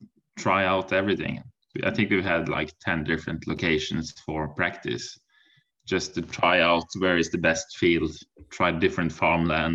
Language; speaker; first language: English; non-native, fluent; Norwegian